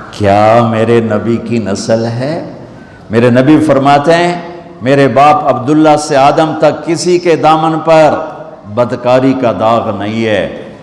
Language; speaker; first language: Urdu; non-native, local second language; Punjabi